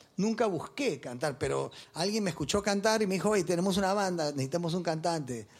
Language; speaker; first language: Spanish; early bilingual, heritage; Spanish